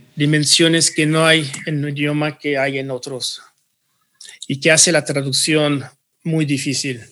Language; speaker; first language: Spanish; early bilingual, heritage; Spanish